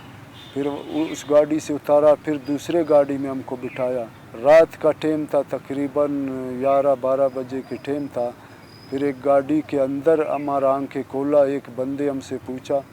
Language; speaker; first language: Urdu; non-native, local second language; Baluchi